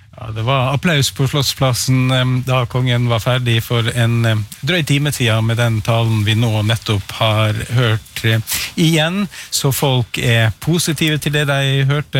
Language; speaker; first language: Norwegian; native; Norwegian